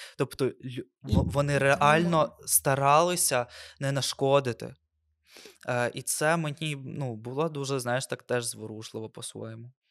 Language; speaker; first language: Ukrainian; non-native, local second language; Russian